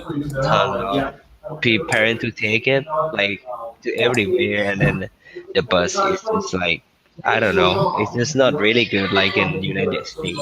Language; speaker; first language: English; non-native, learner; Thai